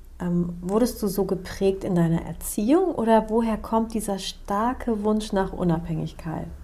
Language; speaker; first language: German; native; German